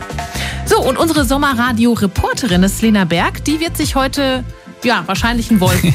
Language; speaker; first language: German; native; German